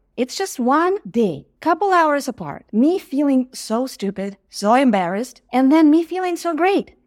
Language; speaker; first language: English; non-native, fluent; Ukrainian